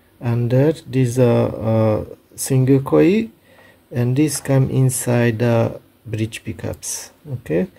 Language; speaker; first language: English; non-native, learner; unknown